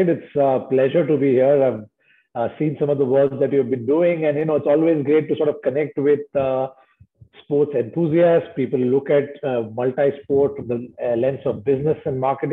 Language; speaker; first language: English; non-native, local second language; Marathi